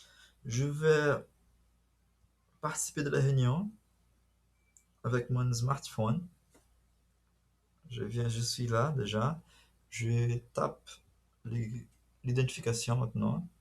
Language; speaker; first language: French; non-native, fluent; Portuguese